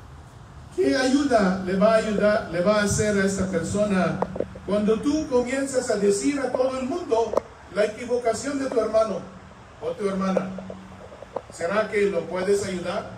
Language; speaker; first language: Spanish; non-native, fluent; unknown